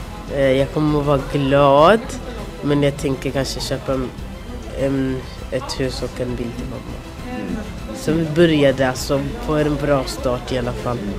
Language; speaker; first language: Swedish; early bilingual, other home language; Arabic